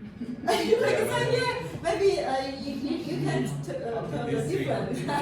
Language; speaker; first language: English; non-native, learner; Chinese